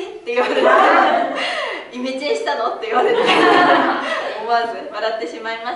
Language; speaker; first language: Japanese; native; Japanese